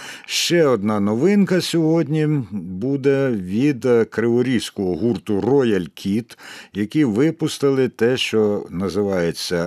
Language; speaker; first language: Ukrainian; native; Ukrainian